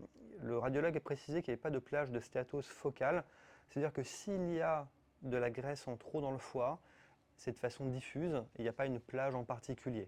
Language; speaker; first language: French; native; French